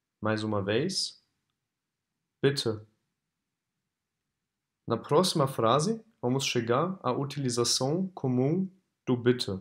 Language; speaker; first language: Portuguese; non-native, fluent; German